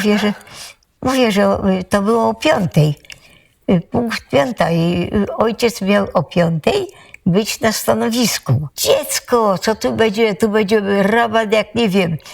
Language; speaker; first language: Polish; native; Polish